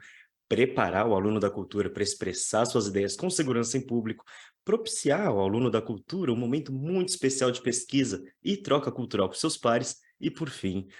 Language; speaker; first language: Portuguese; native; Portuguese